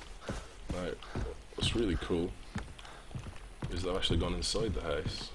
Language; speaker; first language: English; native; English